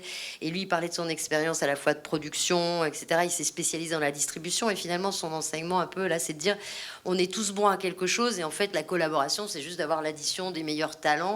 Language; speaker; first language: French; native; French